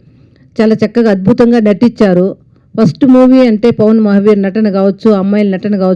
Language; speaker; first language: Telugu; native; Telugu